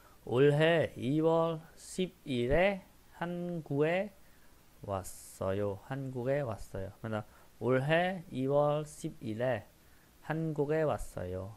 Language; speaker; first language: Korean; non-native, fluent; Khmer